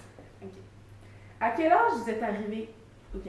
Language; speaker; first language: French; native; French